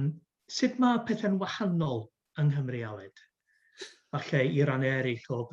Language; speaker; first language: Welsh; native; Welsh